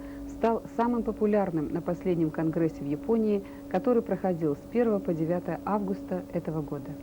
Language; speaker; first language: Russian; native; Russian